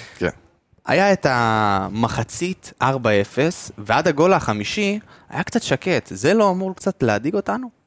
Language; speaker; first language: Hebrew; native; Hebrew